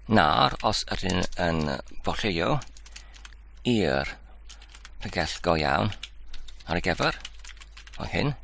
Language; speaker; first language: Welsh; non-native, learner; English